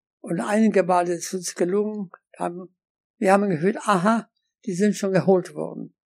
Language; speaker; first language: German; non-native, fluent; Polish